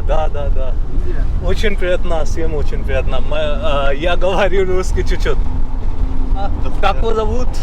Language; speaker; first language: Russian; non-native, learner; Hindi